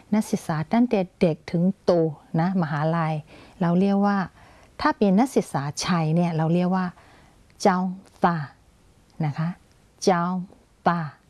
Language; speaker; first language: Thai; non-native, fluent; Burmese